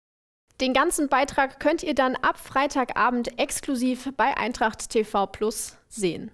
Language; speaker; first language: German; native; German